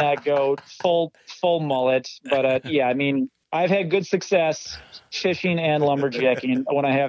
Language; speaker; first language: English; native; English